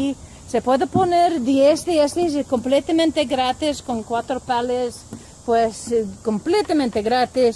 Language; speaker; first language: Spanish; non-native, learner; English